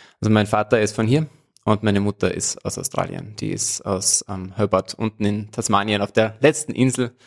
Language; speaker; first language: German; native; German